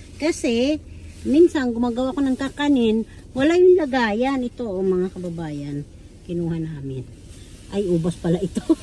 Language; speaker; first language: Filipino; native; Filipino